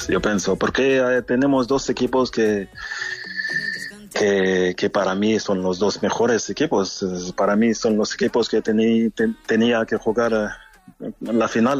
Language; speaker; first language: Spanish; non-native, learner; French